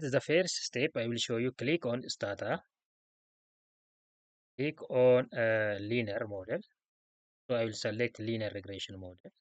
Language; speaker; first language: English; non-native, local second language; Oromo